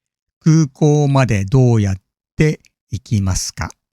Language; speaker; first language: Japanese; non-native, fluent; English